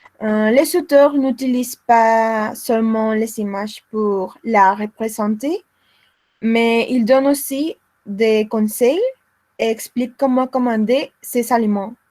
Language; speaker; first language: French; non-native, learner; Spanish